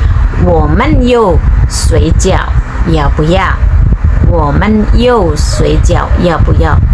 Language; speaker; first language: Chinese; non-native, fluent; Indonesian